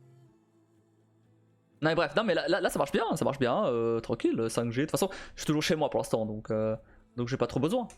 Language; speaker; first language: French; native; French